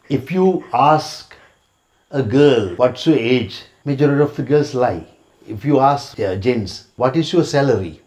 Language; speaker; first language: English; non-native, local second language; Sinhala